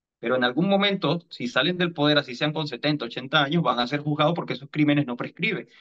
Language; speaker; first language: Spanish; native; Spanish